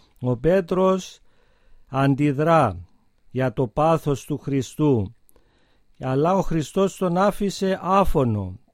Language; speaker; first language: Greek; native; Greek